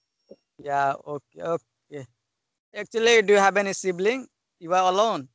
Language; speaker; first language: English; non-native, learner; Hindi